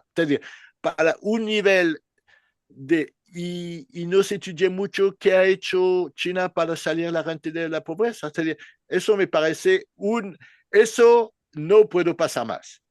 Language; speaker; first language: Spanish; non-native, learner; French